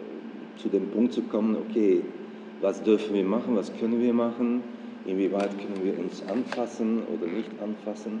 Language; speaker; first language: German; non-native, fluent; Dutch